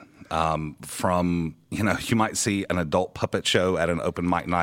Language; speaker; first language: English; native; English